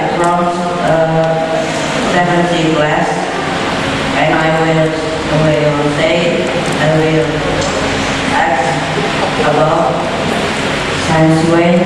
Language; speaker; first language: English; non-native, learner; Indonesian